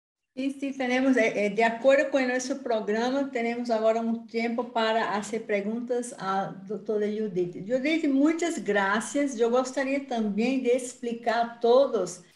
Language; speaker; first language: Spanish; non-native, learner; Portuguese